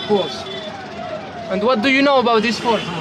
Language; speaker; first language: English; non-native, learner; French